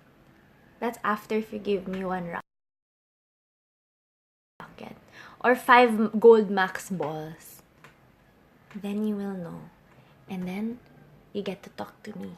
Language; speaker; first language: English; non-native, local second language; Filipino